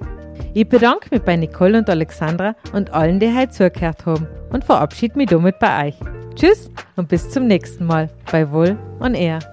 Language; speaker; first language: German; native; German